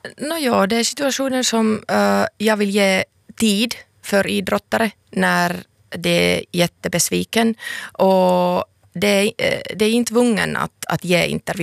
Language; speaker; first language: Swedish; non-native, local second language; Finnish